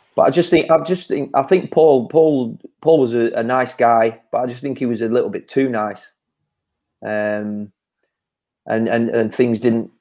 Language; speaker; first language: English; native; English